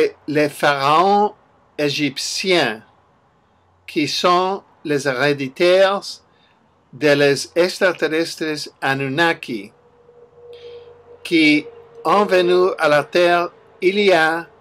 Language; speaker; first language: French; non-native, learner; English